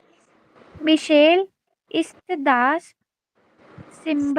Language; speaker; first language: German; non-native, learner; Hindi